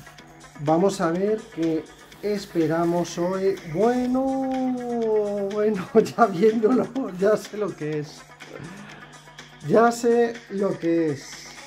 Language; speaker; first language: Spanish; native; Spanish